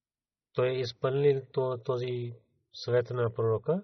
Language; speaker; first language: Bulgarian; non-native, learner; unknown